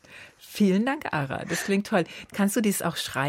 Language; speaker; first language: German; native; German